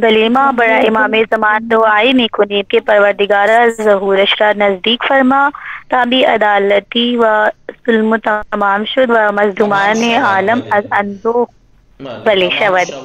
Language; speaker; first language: Persian; non-native, learner; Urdu